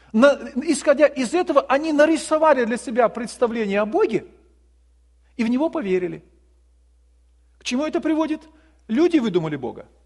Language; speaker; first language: Russian; native; Russian